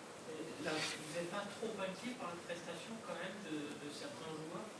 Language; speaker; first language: French; native; French